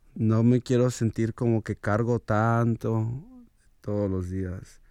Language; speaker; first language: Spanish; early bilingual, heritage; Spanish